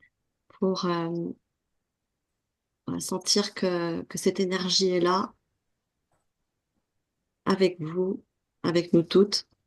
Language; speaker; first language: French; native; French